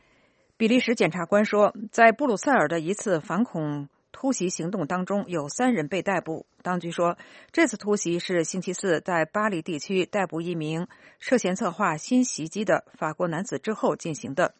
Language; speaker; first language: Chinese; native; Chinese